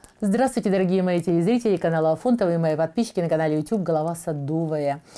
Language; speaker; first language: Russian; native; Russian